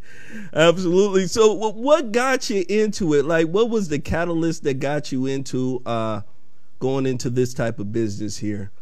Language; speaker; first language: English; early bilingual, other home language; Akan